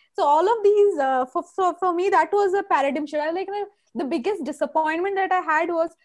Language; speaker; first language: English; non-native, local second language; Malayalam